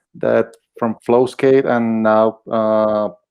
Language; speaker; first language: English; non-native, fluent; Spanish